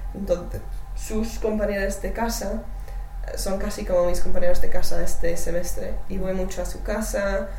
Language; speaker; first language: Spanish; non-native, fluent; English